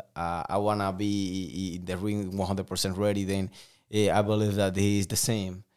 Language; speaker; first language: English; non-native, learner; Spanish